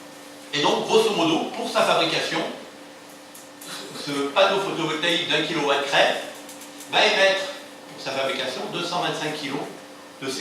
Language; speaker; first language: French; native; French